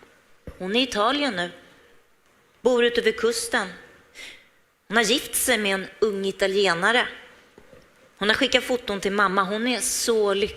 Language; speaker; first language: Swedish; native; Swedish